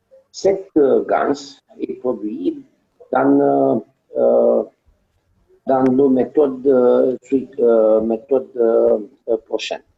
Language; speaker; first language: French; non-native, learner; Romanian